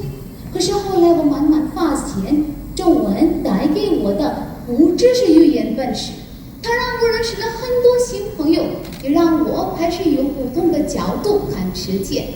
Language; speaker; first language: Chinese; non-native, learner; Hindi